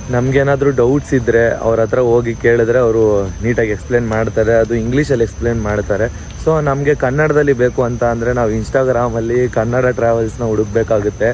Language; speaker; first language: Kannada; native; Kannada